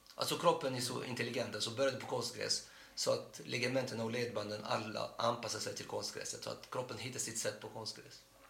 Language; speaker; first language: Swedish; non-native, fluent; Arabic